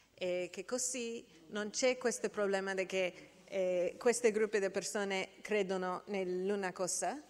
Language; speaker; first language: Italian; non-native, learner; English